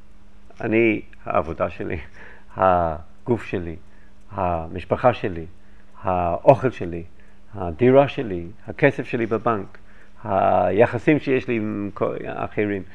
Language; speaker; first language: Hebrew; non-native, fluent; English